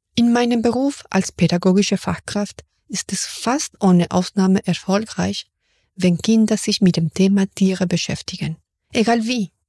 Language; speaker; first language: German; non-native, fluent; Spanish